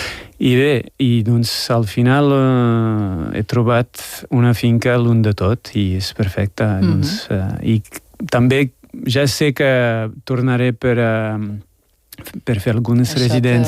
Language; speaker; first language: Catalan; non-native, fluent; French